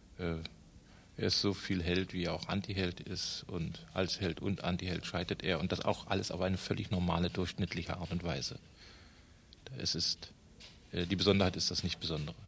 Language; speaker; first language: German; native; German